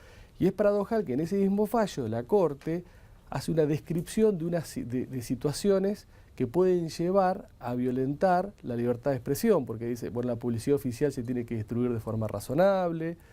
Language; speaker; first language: Spanish; native; Spanish